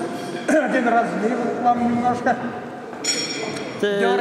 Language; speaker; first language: Russian; non-native, local second language; Lithuanian